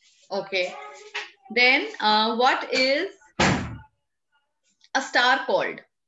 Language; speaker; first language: English; non-native, local second language; Hindi